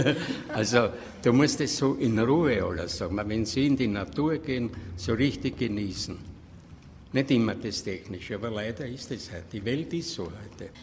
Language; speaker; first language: German; native; German